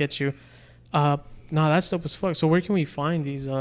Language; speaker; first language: English; native; English